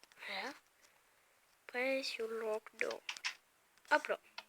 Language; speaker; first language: French; native; French